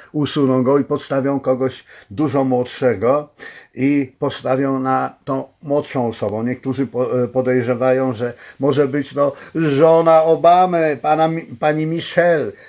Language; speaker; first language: Polish; native; Polish